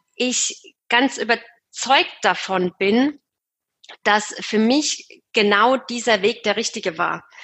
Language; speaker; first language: German; native; German